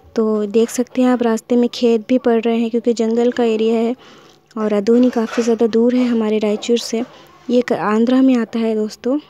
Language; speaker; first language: Hindi; non-native, local second language; Urdu